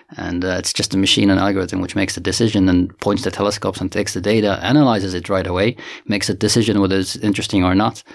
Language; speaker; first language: English; non-native, fluent; Finnish